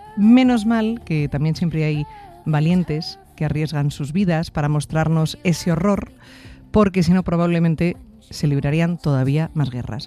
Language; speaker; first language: Spanish; native; Spanish